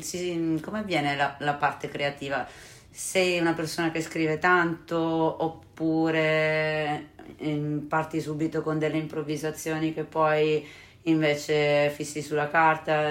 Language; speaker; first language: Italian; native; Italian